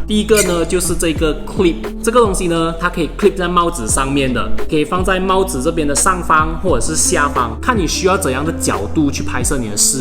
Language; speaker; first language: Chinese; native; Chinese